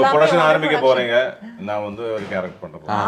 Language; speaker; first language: Tamil; non-native, learner; Malayalam